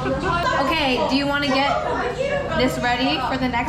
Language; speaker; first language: English; non-native, fluent; Japanese